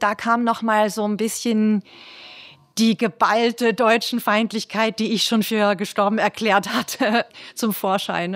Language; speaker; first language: German; native; German